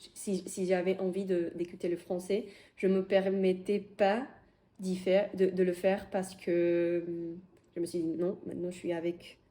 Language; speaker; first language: French; non-native, fluent; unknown